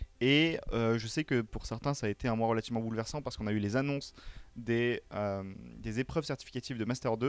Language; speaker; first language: French; native; French